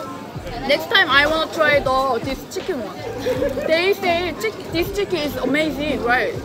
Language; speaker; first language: English; non-native, learner; Korean